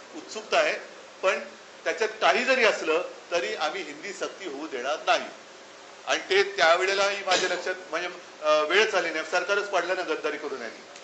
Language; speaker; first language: Marathi; native; Marathi